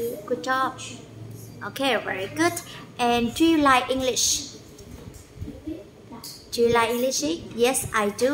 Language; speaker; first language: English; non-native, fluent; Vietnamese